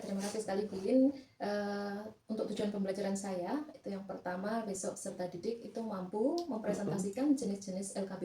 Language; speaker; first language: Indonesian; native; Indonesian